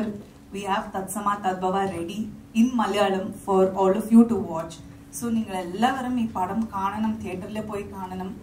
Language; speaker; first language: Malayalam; non-native, fluent; Kannada